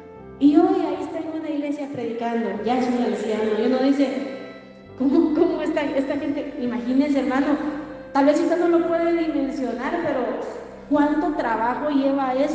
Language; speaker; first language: Spanish; native; Spanish